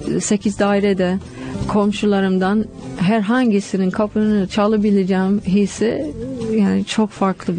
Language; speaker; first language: Turkish; non-native, fluent; English